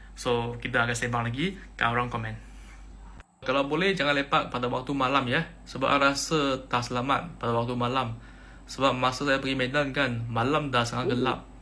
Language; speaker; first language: Malay; native; Malay